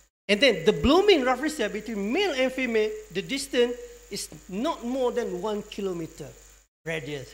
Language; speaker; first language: English; non-native, local second language; Malay